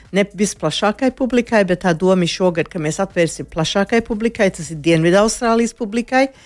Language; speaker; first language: Latvian; early bilingual, heritage; Latvian